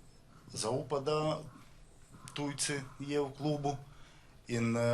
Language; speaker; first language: Slovenian; non-native, learner; Russian